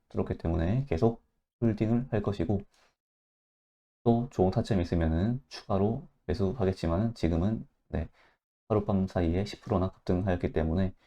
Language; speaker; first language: Korean; native; Korean